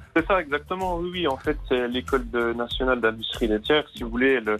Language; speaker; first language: French; native; French